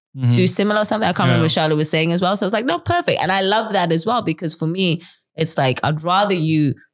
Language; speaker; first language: English; native; English